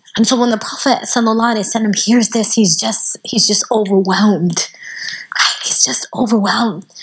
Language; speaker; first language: English; native; English